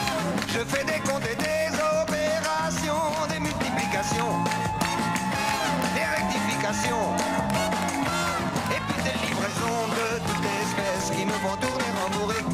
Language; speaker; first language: French; native; French